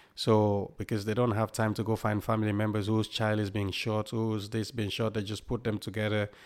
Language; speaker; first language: English; non-native, local second language; Krio